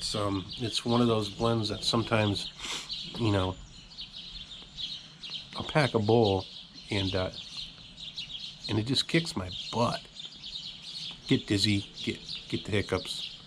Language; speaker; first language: English; native; English